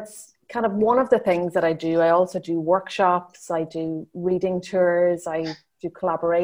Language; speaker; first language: English; native; English